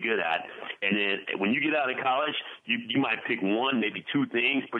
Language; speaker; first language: English; native; English